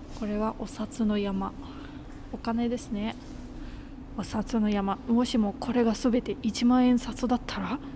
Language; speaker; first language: Japanese; non-native, fluent; Russian